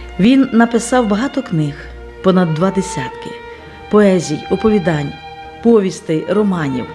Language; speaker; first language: Ukrainian; native; Ukrainian